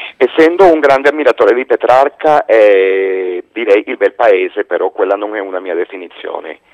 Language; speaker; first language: Italian; non-native, fluent; Spanish